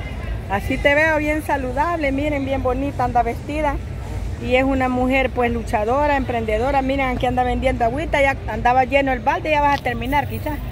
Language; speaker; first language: Spanish; native; Spanish